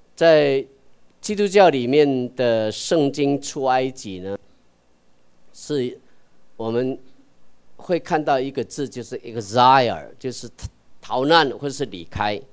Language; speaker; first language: Chinese; native; Chinese